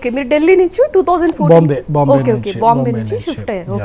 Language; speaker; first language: Telugu; native; Telugu